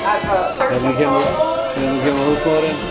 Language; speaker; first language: Icelandic; native; Icelandic